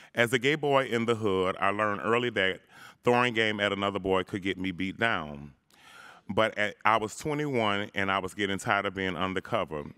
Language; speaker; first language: English; native; English